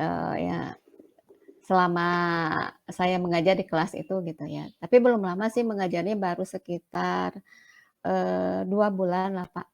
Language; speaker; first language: Indonesian; non-native, local second language; Sundanese